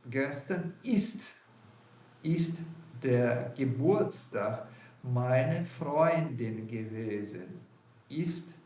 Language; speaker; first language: German; non-native, fluent; Portuguese